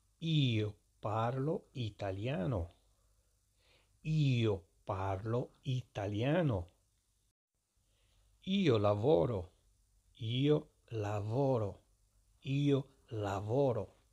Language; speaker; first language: Italian; non-native, fluent; Arabic